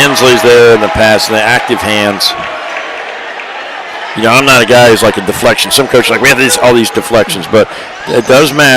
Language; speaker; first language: English; native; English